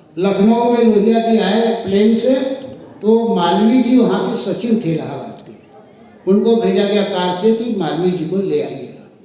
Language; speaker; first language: Hindi; native; Hindi